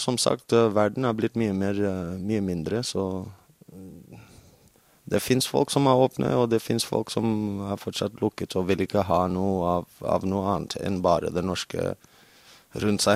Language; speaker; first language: Norwegian; non-native, fluent; English